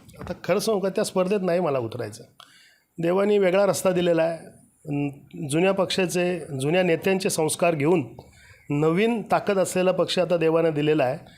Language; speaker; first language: Marathi; native; Marathi